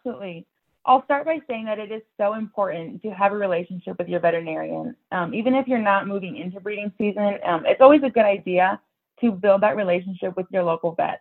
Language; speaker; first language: English; native; English